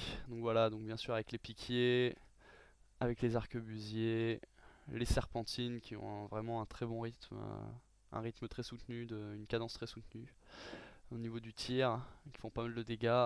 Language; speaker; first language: French; native; French